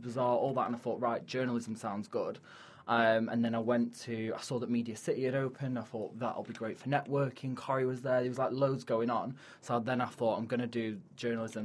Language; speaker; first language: English; native; English